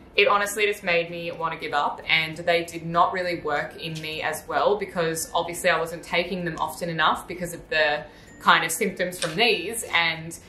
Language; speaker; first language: English; native; English